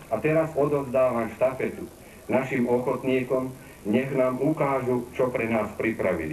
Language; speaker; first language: Slovak; native; Slovak